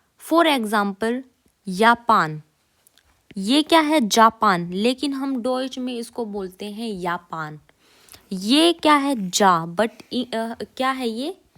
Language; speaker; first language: Hindi; native; Hindi